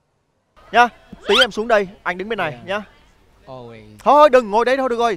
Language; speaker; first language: Vietnamese; native; Vietnamese